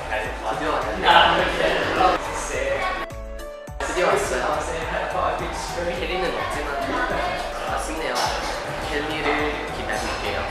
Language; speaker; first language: Korean; non-native, fluent; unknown